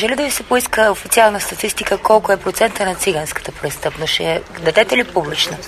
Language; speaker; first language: Bulgarian; native; Bulgarian